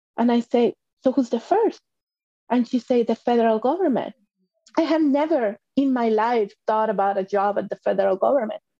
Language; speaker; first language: English; non-native, fluent; Spanish